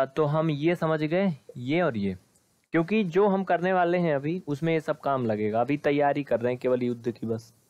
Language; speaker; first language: Hindi; native; Hindi